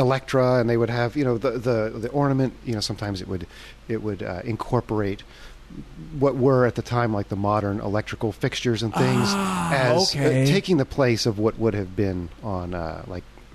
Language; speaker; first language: English; native; English